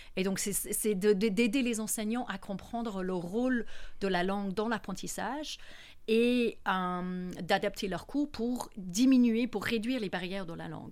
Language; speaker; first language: French; non-native, fluent; English